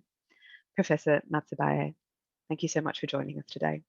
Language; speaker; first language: English; native; English